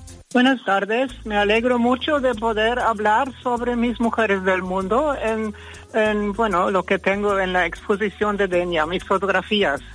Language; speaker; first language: Spanish; early bilingual, other home language; German